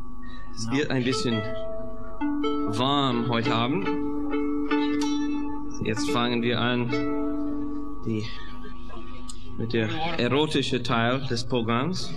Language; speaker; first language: German; non-native, fluent; English